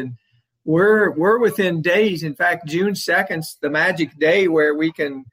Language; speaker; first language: English; native; English